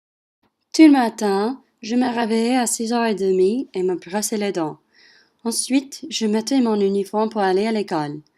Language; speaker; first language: French; non-native, learner; English